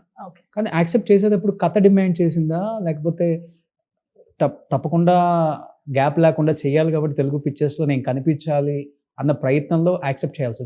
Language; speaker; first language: Telugu; native; Telugu